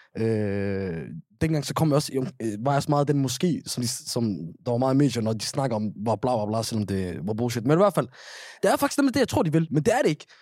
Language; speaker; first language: Danish; early bilingual, other home language; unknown